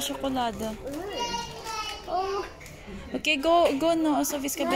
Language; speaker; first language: Norwegian; non-native, fluent; Filipino